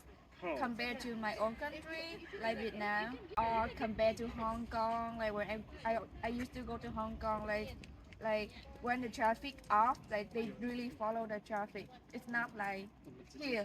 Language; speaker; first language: English; non-native, learner; Vietnamese